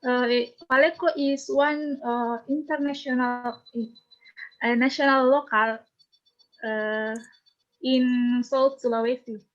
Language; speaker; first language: English; non-native, learner; Indonesian